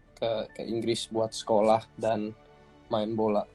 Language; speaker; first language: Indonesian; early bilingual, heritage; English